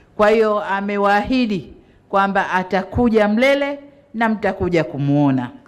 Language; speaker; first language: Swahili; native; Swahili